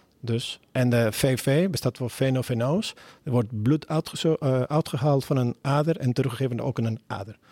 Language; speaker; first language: Dutch; non-native, fluent; Spanish